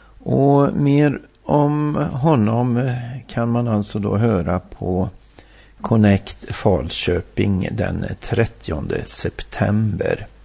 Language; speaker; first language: Swedish; native; Swedish